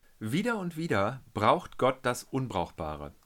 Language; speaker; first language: German; native; German